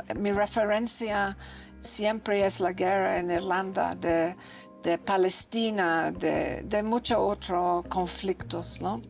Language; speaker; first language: Spanish; non-native, learner; English